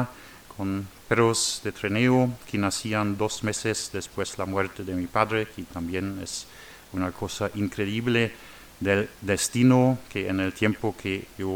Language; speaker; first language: Spanish; non-native, learner; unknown